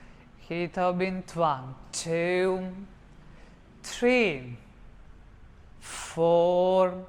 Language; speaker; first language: Vietnamese; non-native, learner; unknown